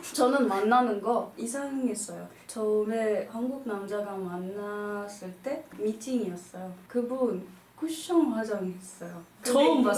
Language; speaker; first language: Korean; non-native, fluent; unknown